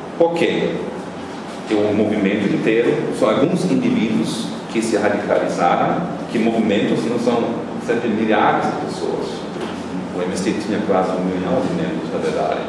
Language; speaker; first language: Portuguese; non-native, fluent; German